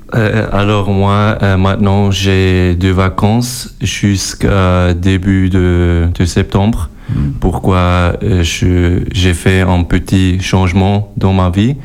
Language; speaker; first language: French; non-native, learner; German